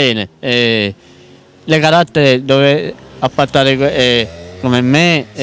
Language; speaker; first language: Italian; non-native, local second language; Sicilian